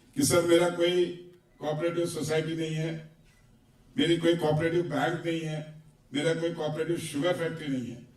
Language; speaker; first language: Hindi; non-native, local second language; Marathi